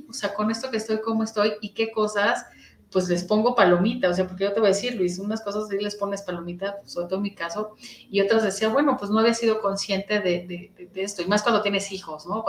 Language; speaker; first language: Spanish; native; Spanish